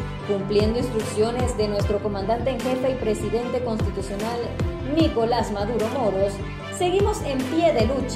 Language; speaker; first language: Spanish; native; Spanish